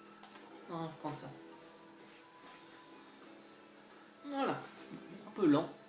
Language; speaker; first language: French; native; French